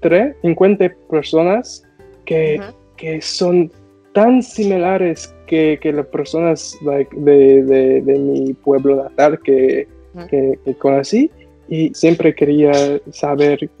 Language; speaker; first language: Spanish; non-native, learner; English